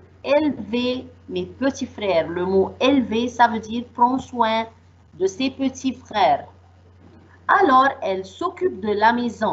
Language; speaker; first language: French; non-native, fluent; Arabic